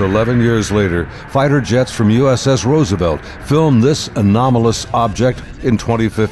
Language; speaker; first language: English; native; English